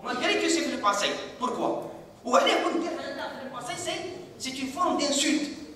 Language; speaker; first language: French; non-native, local second language; Arabic